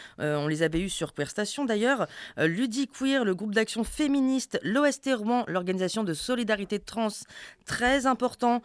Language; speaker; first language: French; native; French